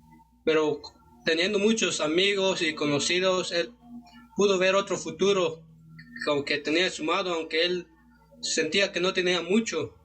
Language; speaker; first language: Spanish; non-native, local second language; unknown